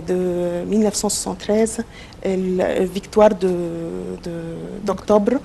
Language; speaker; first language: French; non-native, local second language; Arabic